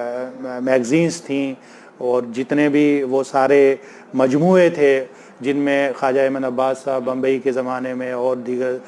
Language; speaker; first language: Urdu; native; Urdu